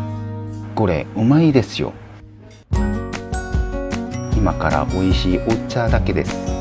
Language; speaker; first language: Japanese; non-native, learner; Korean